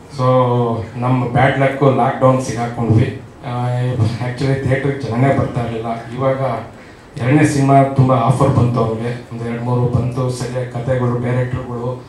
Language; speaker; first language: Kannada; native; Kannada